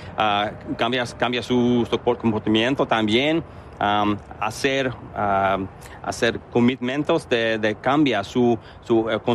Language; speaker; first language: Spanish; non-native, learner; English